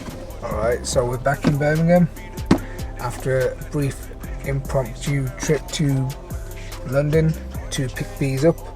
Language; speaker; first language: English; native; English